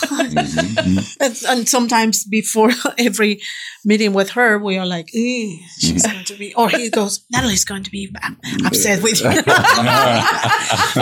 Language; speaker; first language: English; non-native, fluent; Spanish